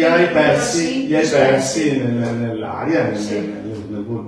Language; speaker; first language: Italian; native; Italian